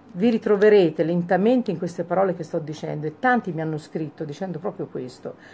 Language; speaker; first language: Italian; native; Italian